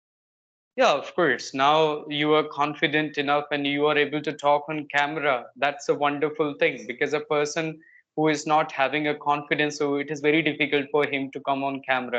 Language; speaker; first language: English; non-native, local second language; Hindi